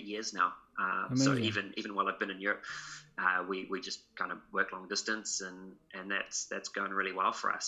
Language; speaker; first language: English; native; English